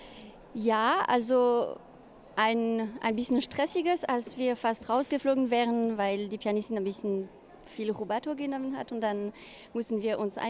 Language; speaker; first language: German; non-native, fluent; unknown